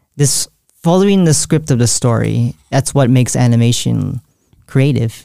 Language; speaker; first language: English; native; English